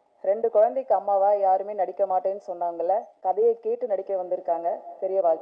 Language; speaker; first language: Tamil; native; Tamil